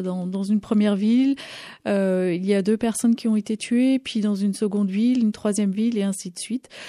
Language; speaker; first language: French; native; French